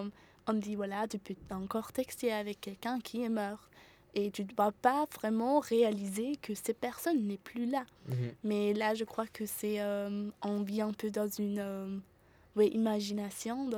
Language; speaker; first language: French; non-native, fluent; German